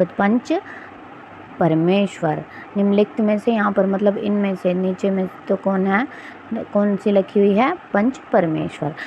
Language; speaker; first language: Hindi; native; Hindi